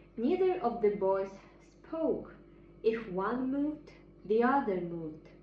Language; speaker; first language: English; non-native, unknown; Ukrainian